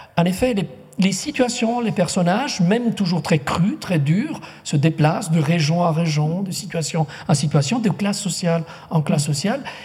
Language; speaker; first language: French; non-native, local second language; Italian